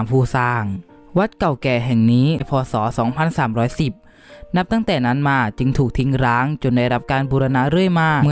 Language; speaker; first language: Thai; native; Thai